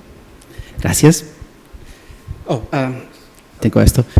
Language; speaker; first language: Spanish; non-native, learner; English